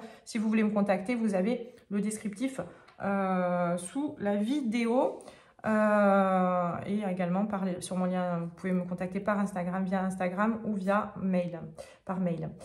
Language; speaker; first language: French; native; French